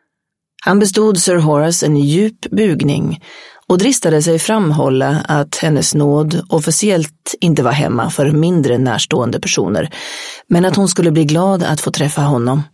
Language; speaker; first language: Swedish; native; Swedish